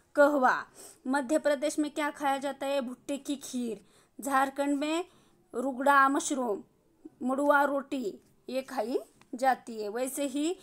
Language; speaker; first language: Hindi; non-native, local second language; Marathi